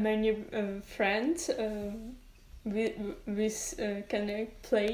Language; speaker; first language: English; non-native, learner; Ukrainian